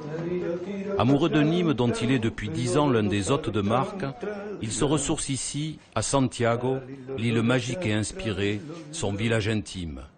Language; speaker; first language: French; native; French